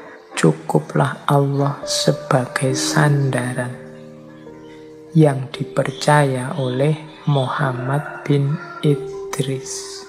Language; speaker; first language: Indonesian; native; Indonesian